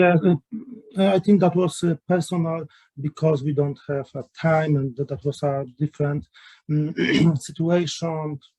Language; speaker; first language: English; non-native, learner; Polish